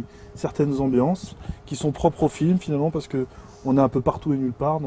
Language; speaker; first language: French; native; French